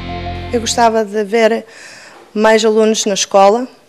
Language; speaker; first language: Portuguese; early bilingual, heritage; Portuguese